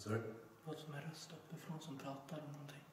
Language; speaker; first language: Swedish; native; Swedish